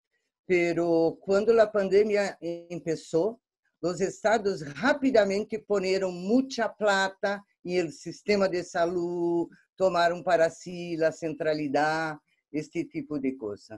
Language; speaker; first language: Spanish; non-native, fluent; Portuguese